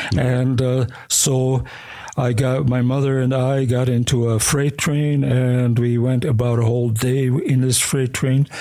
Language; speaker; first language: English; early bilingual, other home language; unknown